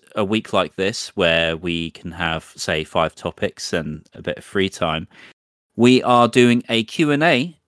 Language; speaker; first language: English; native; English